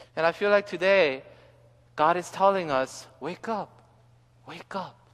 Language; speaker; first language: English; early bilingual, other home language; Korean